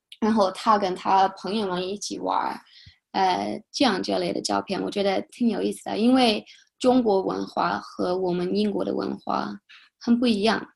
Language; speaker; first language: Chinese; non-native, fluent; English